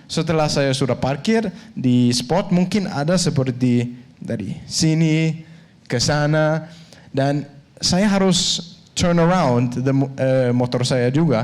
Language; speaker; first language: Indonesian; non-native, fluent; Danish